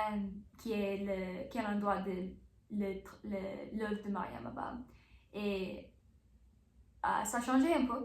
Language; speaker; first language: French; non-native, learner; English